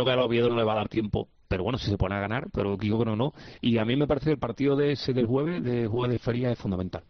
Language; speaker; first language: Spanish; native; Spanish